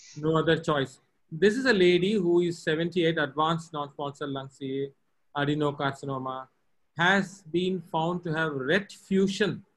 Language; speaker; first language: English; non-native, local second language; Tamil